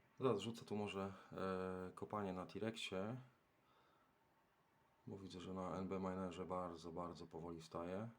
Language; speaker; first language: Polish; native; Polish